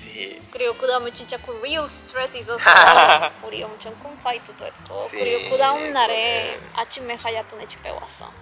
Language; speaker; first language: Korean; non-native, learner; Spanish